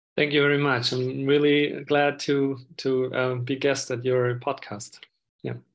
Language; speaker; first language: English; non-native, fluent; German